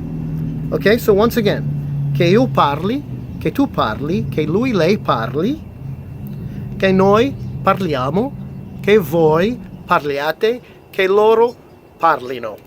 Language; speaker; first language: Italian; non-native, fluent; English